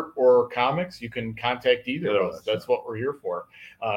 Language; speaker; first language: English; native; English